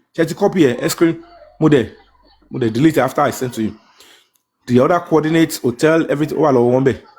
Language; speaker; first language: English; non-native, local second language; Yoruba